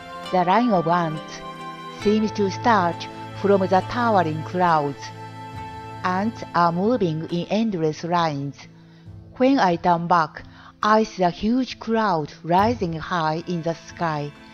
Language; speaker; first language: English; non-native, fluent; Japanese